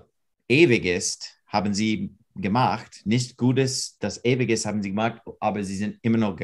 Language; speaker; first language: German; non-native, fluent; English